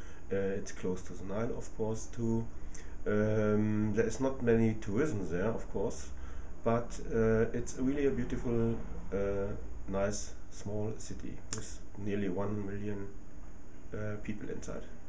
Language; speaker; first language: English; non-native, fluent; German